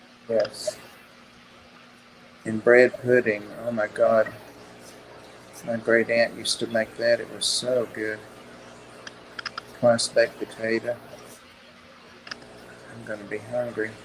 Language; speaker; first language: English; native; English